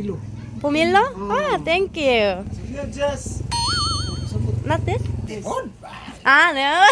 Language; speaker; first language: English; non-native, learner; Korean